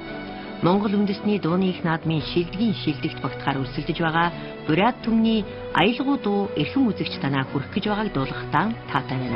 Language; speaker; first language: Mongolian; native; Mongolian